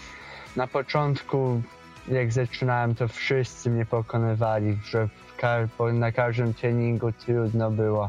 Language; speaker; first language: Polish; early bilingual, heritage; Polish